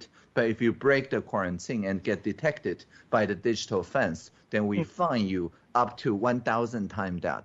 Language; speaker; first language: English; non-native, fluent; Chinese